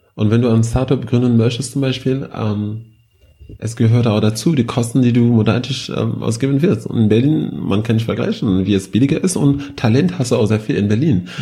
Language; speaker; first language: German; non-native, fluent; French